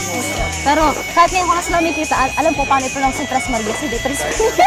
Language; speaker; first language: Filipino; non-native, local second language; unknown